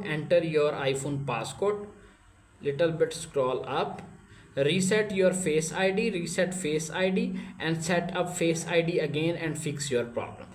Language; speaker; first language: English; non-native, local second language; Urdu